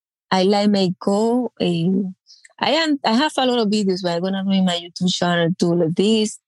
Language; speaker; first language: English; non-native, learner; Spanish